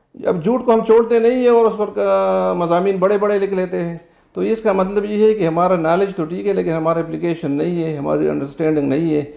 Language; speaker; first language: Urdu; non-native, local second language; Pashto